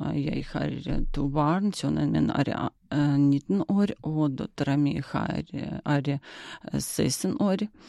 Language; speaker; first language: Norwegian; non-native, learner; Ukrainian